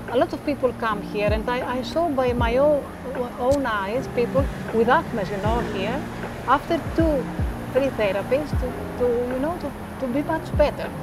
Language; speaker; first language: English; non-native, fluent; German